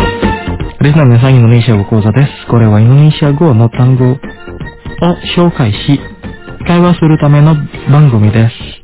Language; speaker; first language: Japanese; non-native, fluent; Indonesian